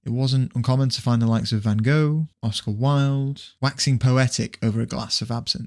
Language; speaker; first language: English; native; English